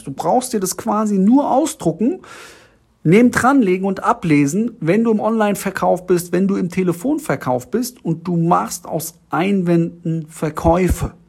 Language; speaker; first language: German; native; German